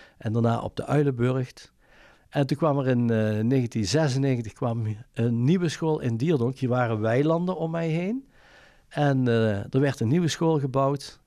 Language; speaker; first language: Dutch; native; Dutch